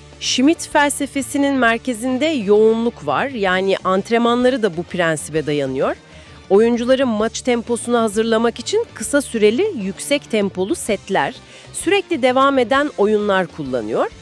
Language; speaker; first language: Turkish; native; Turkish